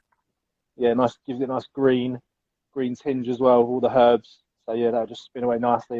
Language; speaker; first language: English; native; English